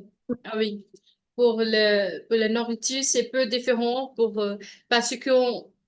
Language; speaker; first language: French; non-native, learner; Punjabi